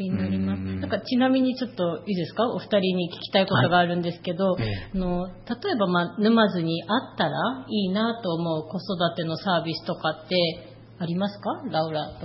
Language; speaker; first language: Japanese; native; Japanese